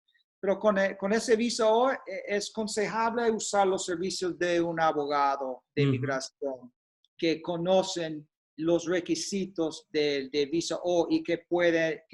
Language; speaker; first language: Spanish; non-native, fluent; English